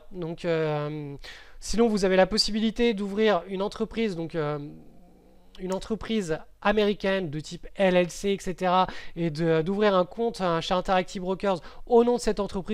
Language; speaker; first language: French; native; French